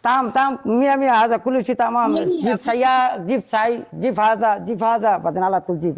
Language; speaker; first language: Arabic; non-native, learner; Bangla